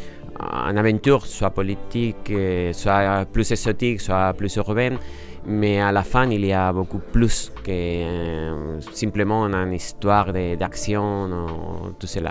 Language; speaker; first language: French; non-native, fluent; Spanish